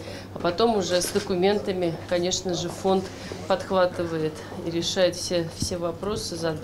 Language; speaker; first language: Russian; native; Russian